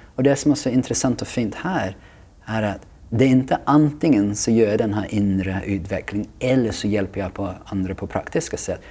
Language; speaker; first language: Swedish; non-native, fluent; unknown